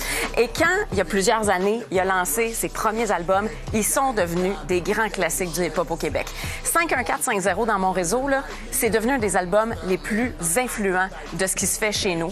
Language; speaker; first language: French; native; French